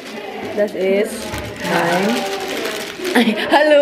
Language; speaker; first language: German; non-native, learner; Filipino